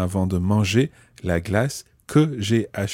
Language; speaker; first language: French; non-native, fluent; English